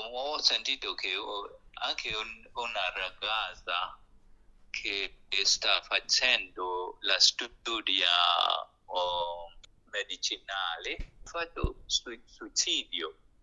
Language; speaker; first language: Italian; non-native, learner; Burmese